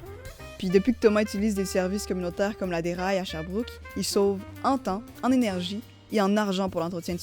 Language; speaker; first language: French; native; French